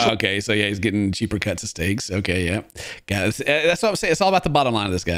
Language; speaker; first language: English; native; English